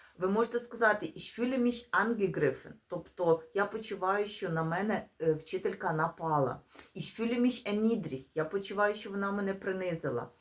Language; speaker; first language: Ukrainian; non-native, local second language; Russian